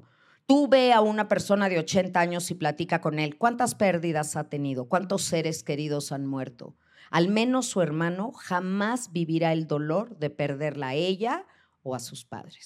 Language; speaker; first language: Spanish; native; Spanish